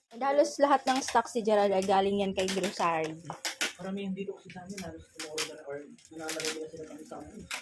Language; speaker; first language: Filipino; native; Filipino